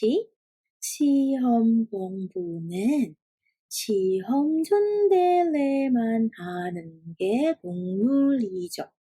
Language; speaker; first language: Korean; non-native, fluent; Indonesian